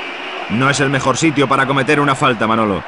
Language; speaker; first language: Spanish; native; Spanish